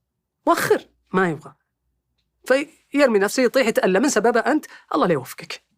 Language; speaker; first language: Arabic; native; Arabic